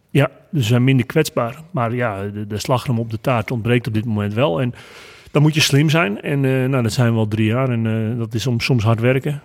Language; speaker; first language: Dutch; native; Dutch